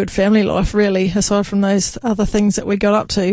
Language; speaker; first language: English; native; English